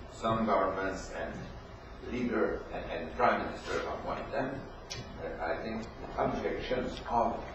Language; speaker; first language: English; non-native, fluent; French